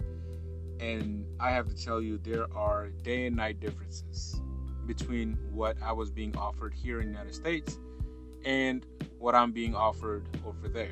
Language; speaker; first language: English; non-native, local second language; Urdu